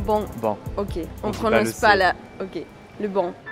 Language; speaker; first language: French; non-native, fluent; Spanish